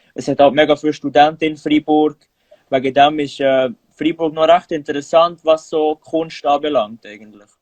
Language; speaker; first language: German; native; German